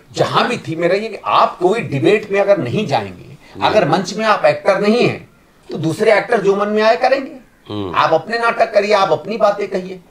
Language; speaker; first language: Hindi; native; Hindi